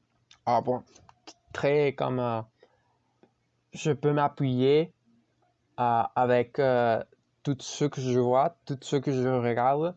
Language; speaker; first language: French; non-native, learner; Spanish